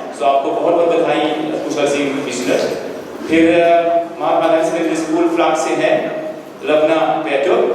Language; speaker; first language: Hindi; non-native, local second language; Morisyen